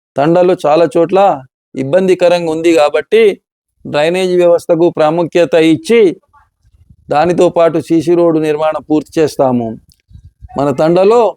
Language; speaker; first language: Telugu; non-native, local second language; Lambadi